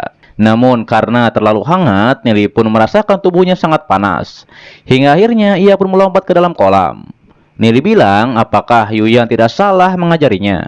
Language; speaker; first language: Indonesian; native; Indonesian